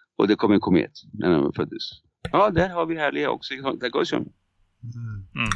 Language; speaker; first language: Swedish; non-native, fluent; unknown